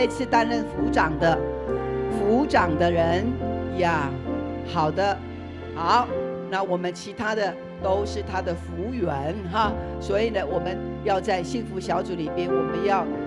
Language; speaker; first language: Chinese; native; Chinese